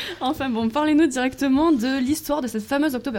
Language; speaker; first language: French; native; French